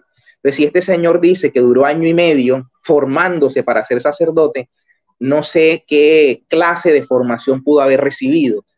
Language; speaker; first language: Spanish; native; Spanish